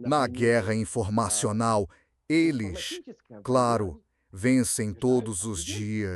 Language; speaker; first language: Portuguese; non-native, fluent; Serbian